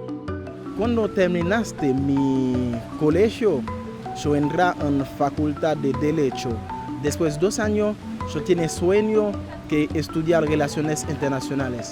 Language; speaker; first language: Spanish; non-native, learner; Haitian Creole